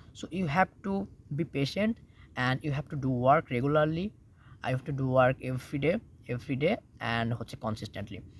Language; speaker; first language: English; non-native, local second language; Bangla